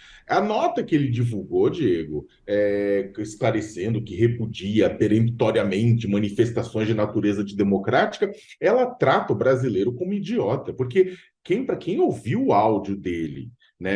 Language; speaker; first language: Portuguese; native; Portuguese